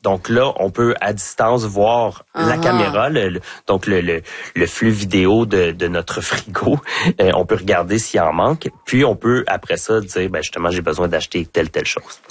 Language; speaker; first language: French; native; French